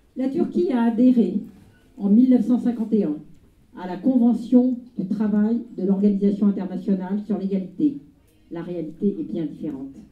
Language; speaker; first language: French; native; French